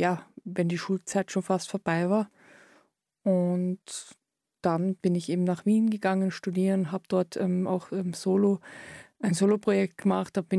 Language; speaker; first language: German; native; German